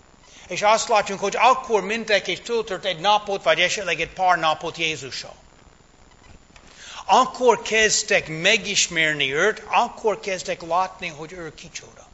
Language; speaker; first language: Hungarian; non-native, fluent; English